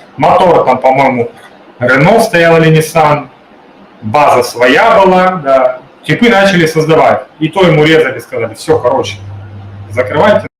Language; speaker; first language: Russian; native; Russian